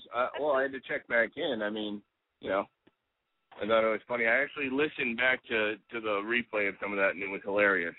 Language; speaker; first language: English; native; English